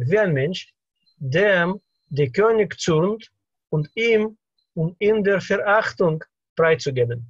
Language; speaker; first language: German; non-native, fluent; Russian